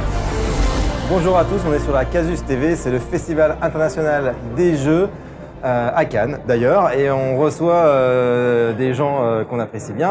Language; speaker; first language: French; native; French